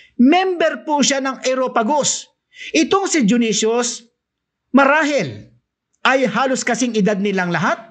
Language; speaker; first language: Filipino; non-native, local second language; Cebuano